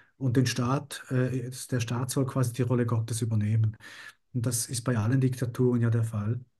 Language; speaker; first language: German; early bilingual, other home language; Spanish